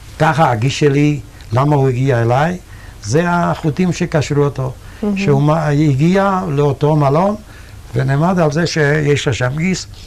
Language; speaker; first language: Hebrew; non-native, fluent; Yiddish